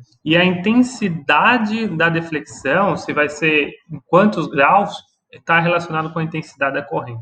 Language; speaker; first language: Portuguese; native; Portuguese